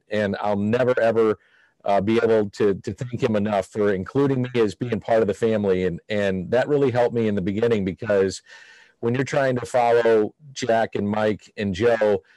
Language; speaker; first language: English; native; English